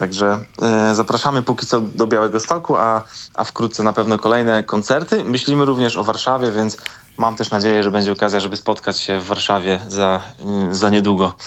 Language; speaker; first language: Polish; native; Polish